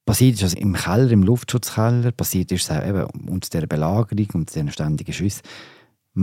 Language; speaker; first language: German; native; German